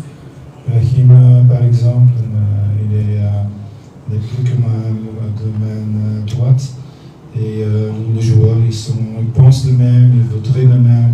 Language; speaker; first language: French; non-native, learner; Dutch